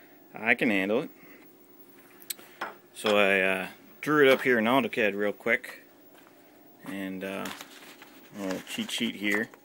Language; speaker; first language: English; native; English